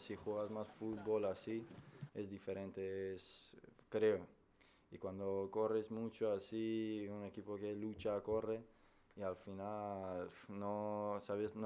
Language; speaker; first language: Spanish; non-native, fluent; Persian